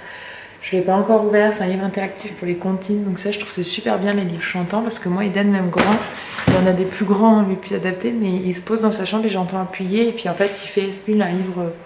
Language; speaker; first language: French; native; French